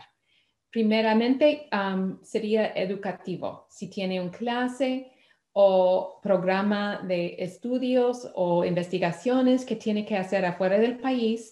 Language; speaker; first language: Spanish; non-native, fluent; English